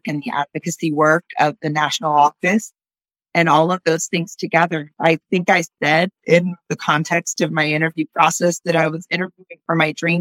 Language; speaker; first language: English; native; English